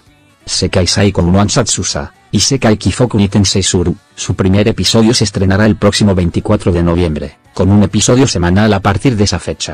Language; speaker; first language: Spanish; native; Spanish